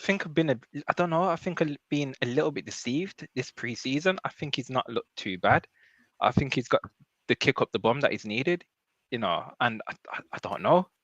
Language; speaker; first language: English; native; English